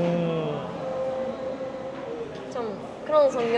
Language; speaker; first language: Korean; non-native, fluent; Japanese